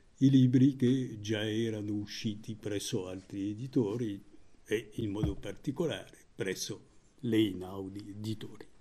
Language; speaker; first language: Italian; non-native, fluent; French